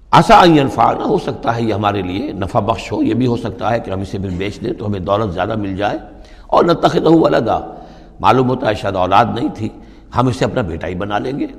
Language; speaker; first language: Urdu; non-native, local second language; Punjabi